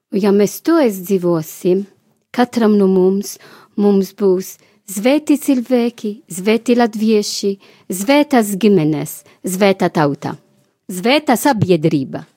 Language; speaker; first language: Latvian; non-native, fluent; Maltese